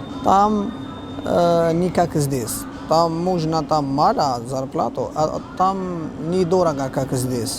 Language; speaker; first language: Russian; non-native, learner; Arabic